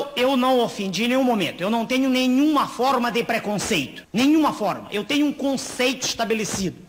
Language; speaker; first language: Portuguese; native; Portuguese